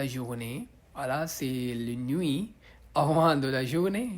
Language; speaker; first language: French; non-native, learner; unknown